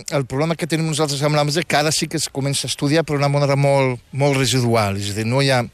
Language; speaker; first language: Catalan; non-native, fluent; Riffian